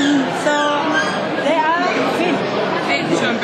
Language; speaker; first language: English; non-native, learner; Indonesian